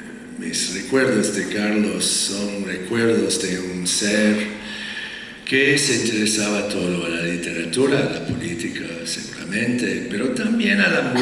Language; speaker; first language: Spanish; non-native, fluent; English